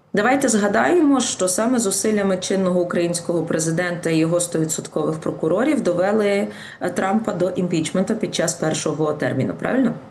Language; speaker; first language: Ukrainian; native; Ukrainian